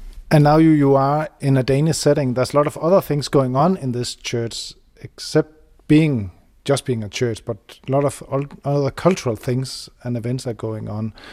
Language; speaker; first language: English; non-native, fluent; Danish